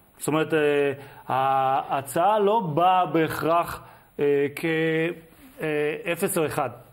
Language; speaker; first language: Hebrew; native; Hebrew